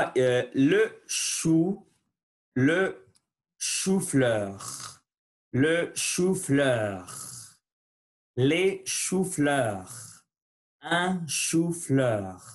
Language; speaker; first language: French; non-native, learner; Spanish